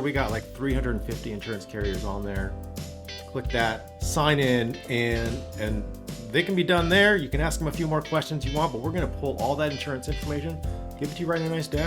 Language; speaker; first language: English; native; English